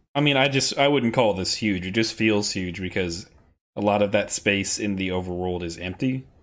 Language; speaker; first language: English; native; English